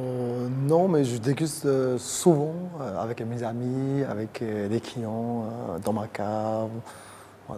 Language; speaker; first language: French; non-native, fluent; Chinese